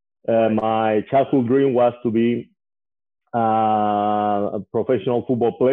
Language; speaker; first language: English; non-native, fluent; Spanish